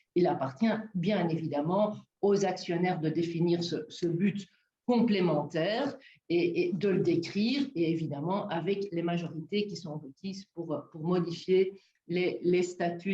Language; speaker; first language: French; native; French